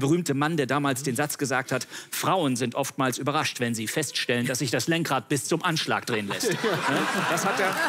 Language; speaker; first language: German; native; German